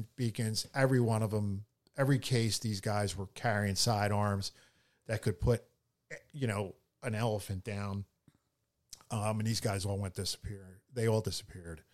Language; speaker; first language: English; native; English